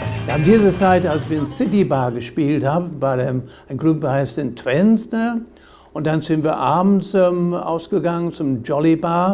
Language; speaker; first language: German; non-native, fluent; English